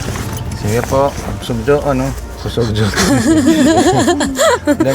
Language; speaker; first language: Filipino; non-native, learner; Punjabi